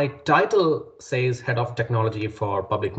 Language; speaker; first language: English; non-native, local second language; Malayalam